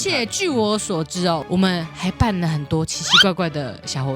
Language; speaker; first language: Chinese; native; Chinese